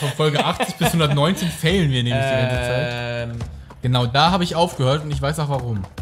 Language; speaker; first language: German; native; German